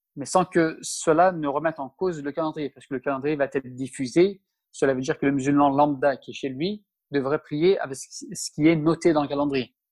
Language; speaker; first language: French; early bilingual, other home language; Turkish